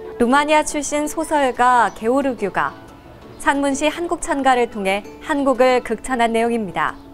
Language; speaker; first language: Korean; native; Korean